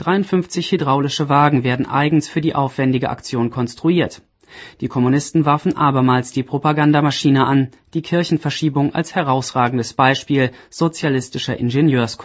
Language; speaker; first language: German; native; German